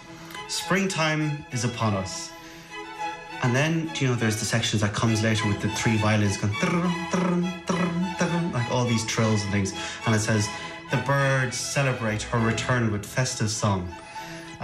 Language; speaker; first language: English; native; English